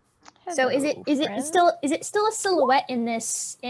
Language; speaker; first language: English; native; English